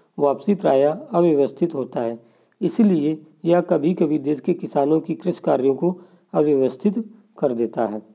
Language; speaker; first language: Hindi; native; Hindi